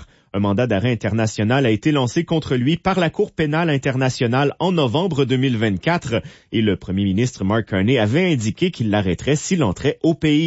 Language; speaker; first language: French; native; French